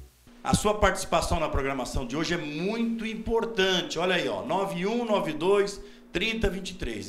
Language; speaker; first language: Portuguese; native; Portuguese